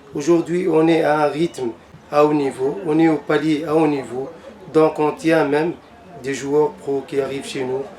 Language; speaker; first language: French; non-native, local second language; Arabic